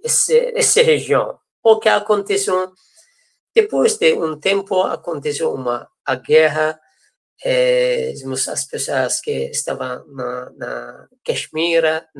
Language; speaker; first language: Portuguese; non-native, fluent; Persian